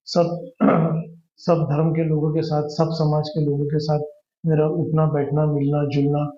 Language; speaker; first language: Hindi; non-native, local second language; Marathi